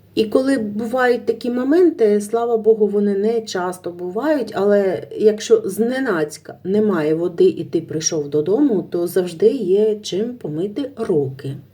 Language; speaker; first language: Ukrainian; native; Ukrainian